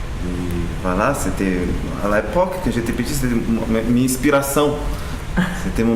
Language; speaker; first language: French; non-native, learner; Portuguese